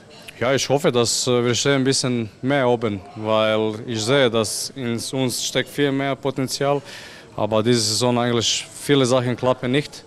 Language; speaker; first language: German; non-native, fluent; Croatian